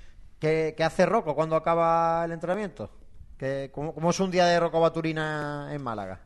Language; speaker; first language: Spanish; native; Spanish